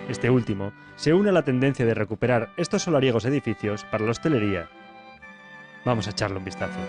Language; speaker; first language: Spanish; native; Spanish